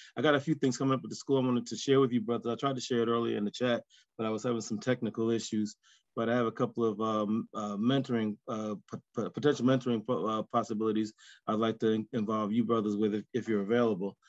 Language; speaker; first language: English; native; English